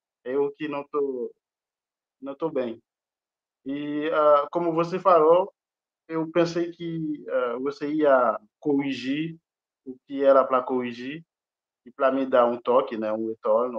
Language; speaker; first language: Portuguese; non-native, fluent; Haitian Creole